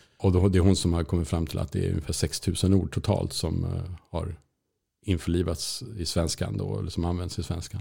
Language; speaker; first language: Swedish; native; Swedish